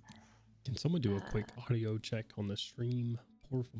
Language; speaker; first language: English; native; English